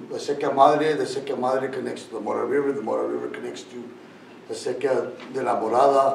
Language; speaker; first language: English; native; English